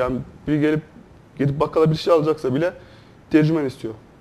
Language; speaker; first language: Turkish; non-native, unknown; Arabic